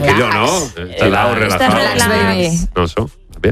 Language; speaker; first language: Spanish; native; Spanish